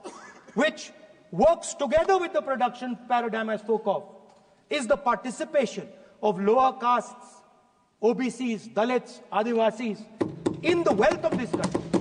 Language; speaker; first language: English; non-native, local second language; Hindi